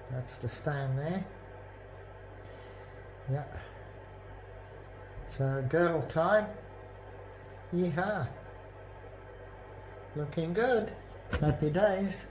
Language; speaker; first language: English; native; English